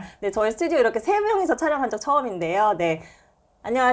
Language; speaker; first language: Korean; native; Korean